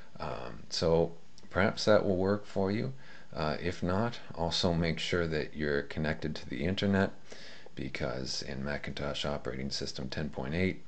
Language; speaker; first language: English; native; English